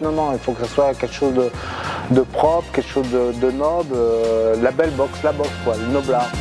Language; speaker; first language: French; native; French